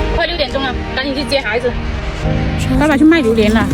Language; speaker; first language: Chinese; native; Chinese